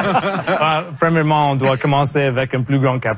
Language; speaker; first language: French; non-native, local second language; English